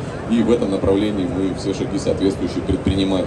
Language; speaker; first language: Russian; native; Russian